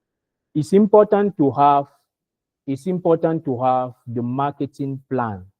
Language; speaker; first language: English; non-native, learner; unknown